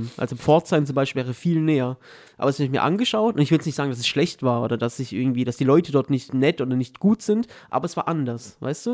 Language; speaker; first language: German; native; German